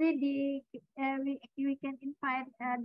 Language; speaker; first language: English; non-native, fluent; Indonesian